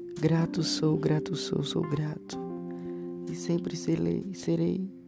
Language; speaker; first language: Portuguese; native; Portuguese